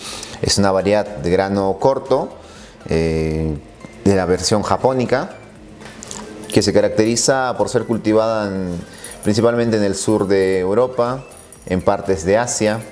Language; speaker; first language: Spanish; native; Spanish